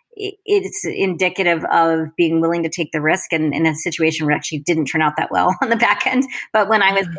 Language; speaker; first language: English; native; English